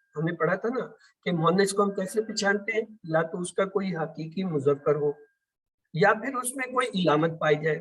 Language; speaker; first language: Urdu; native; Urdu